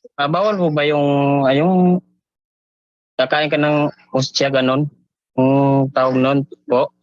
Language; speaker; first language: Filipino; non-native, local second language; Cebuano